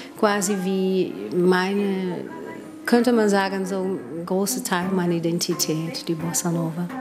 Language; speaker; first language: German; non-native, fluent; Portuguese